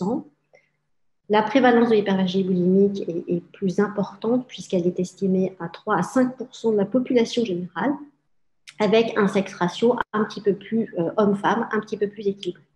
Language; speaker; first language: French; native; French